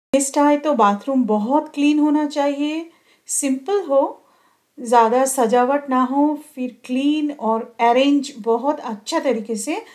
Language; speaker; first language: Hindi; non-native, local second language; Bangla